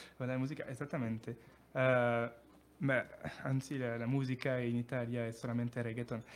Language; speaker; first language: Italian; non-native, learner; French